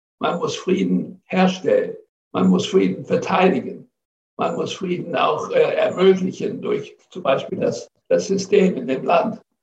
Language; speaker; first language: German; non-native, fluent; English